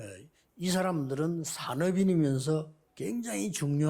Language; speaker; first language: Korean; native; Korean